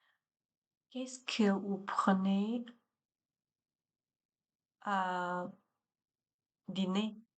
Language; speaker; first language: French; non-native, learner; Chinese